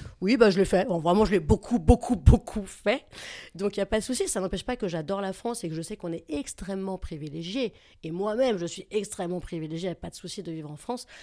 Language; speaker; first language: French; native; French